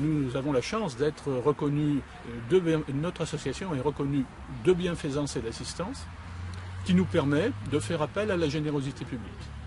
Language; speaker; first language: French; native; French